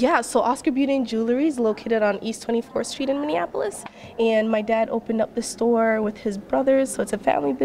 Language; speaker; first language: English; early bilingual, other home language; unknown